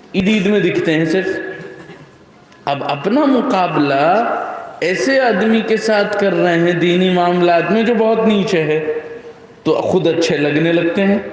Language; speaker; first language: Urdu; native; Urdu